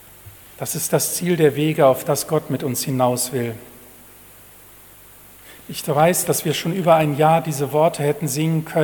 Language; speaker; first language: German; native; German